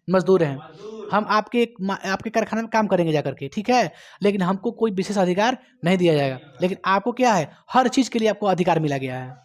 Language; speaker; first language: Hindi; native; Hindi